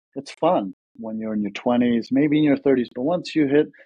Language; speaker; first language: English; early bilingual, other home language; Russian